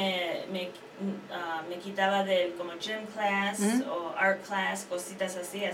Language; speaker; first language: Spanish; early bilingual, heritage; Spanish